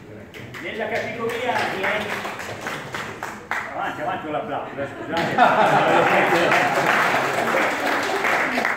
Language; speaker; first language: Italian; native; Italian